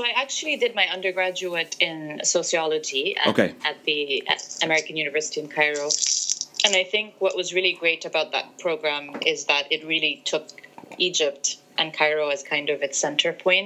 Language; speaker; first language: English; non-native, local second language; Arabic